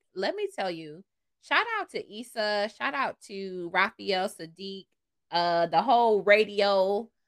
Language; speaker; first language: English; native; English